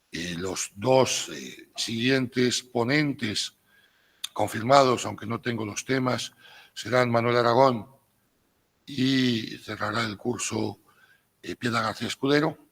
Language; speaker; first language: Spanish; native; Spanish